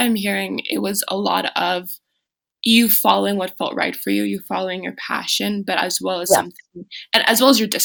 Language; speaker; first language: English; non-native, local second language; French